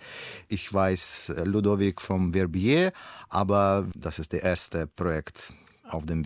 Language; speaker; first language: German; non-native, learner; Russian